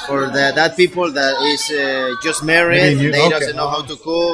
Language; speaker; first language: English; non-native, fluent; Spanish